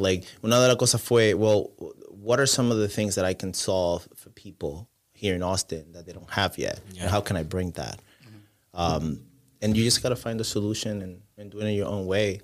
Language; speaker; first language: English; non-native, fluent; Spanish